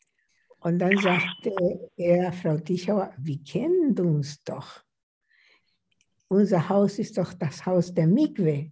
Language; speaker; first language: German; non-native, fluent; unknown